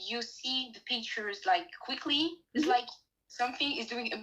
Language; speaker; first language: English; non-native, learner; French